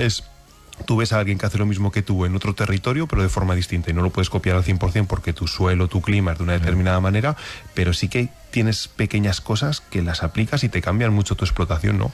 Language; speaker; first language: Spanish; native; Spanish